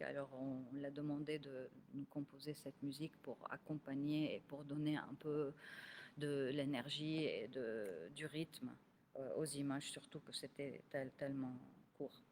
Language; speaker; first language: French; non-native, local second language; Arabic